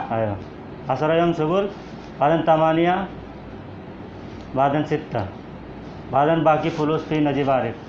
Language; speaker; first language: Arabic; non-native, learner; Hindi